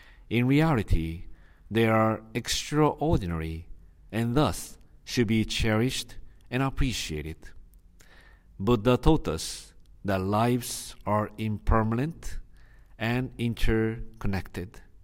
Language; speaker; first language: English; non-native, fluent; Japanese